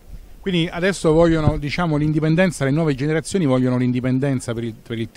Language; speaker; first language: Italian; native; Italian